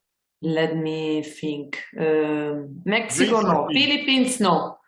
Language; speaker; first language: English; non-native, fluent; Italian